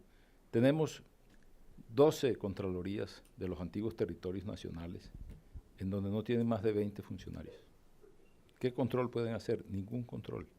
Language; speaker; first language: Spanish; native; Spanish